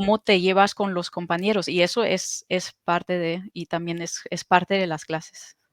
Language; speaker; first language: Spanish; non-native, fluent; German